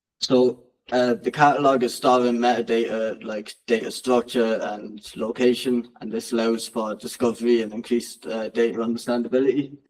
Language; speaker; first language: English; native; English